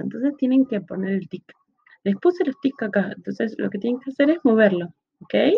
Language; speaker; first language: Spanish; native; Spanish